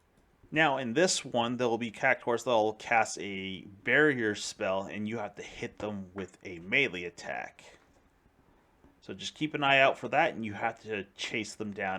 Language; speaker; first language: English; native; English